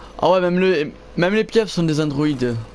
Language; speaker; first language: French; native; French